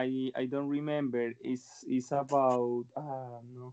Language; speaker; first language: English; non-native, learner; Spanish